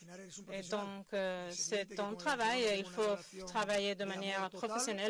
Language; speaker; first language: French; non-native, fluent; Spanish